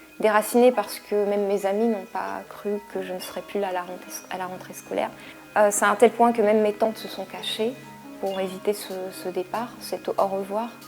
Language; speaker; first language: French; native; French